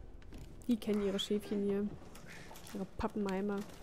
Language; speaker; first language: German; native; German